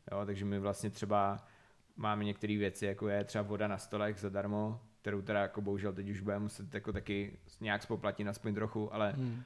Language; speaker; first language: Czech; native; Czech